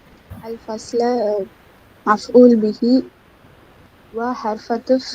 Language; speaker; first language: Arabic; non-native, learner; Tamil